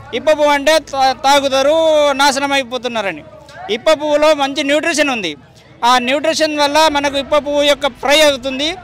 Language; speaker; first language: Telugu; non-native, local second language; Gondi